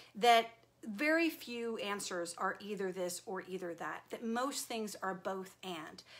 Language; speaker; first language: English; native; English